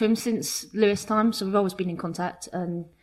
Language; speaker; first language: English; native; English